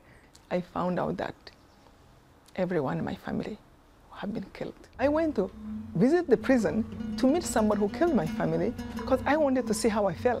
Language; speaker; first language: English; non-native, local second language; Kinyarwanda